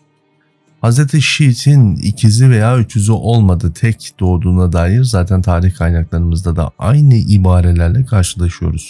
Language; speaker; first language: Turkish; native; Turkish